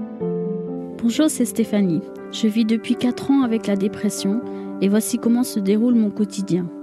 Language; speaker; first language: French; native; French